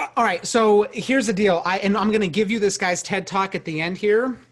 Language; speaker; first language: English; native; English